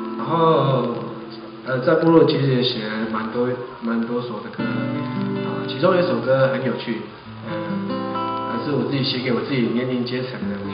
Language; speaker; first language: Chinese; non-native, local second language; Amis